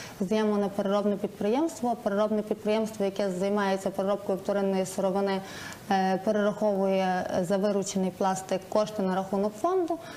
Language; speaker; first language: Ukrainian; native; Ukrainian